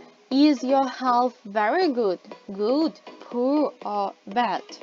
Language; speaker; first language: English; non-native, fluent; Ukrainian